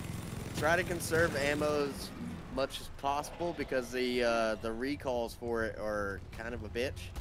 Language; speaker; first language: English; native; English